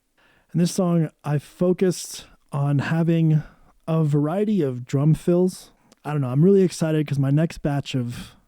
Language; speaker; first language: English; native; English